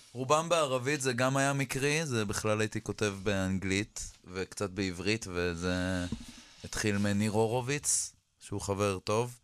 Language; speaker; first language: Hebrew; non-native, local second language; Arabic